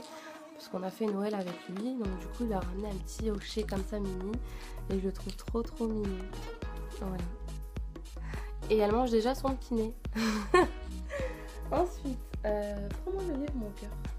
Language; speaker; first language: French; native; French